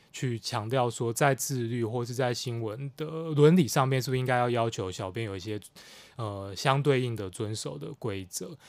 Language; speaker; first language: Chinese; native; Chinese